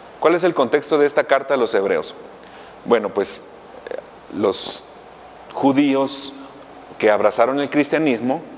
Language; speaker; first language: Spanish; native; Spanish